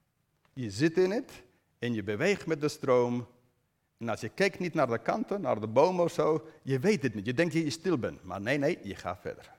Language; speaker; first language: Dutch; non-native, fluent; English